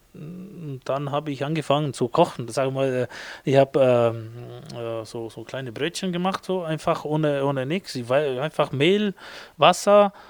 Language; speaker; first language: German; non-native, fluent; Albanian